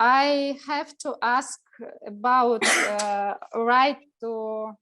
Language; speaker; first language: English; non-native, learner; Russian